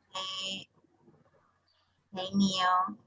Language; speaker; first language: Korean; non-native, learner; English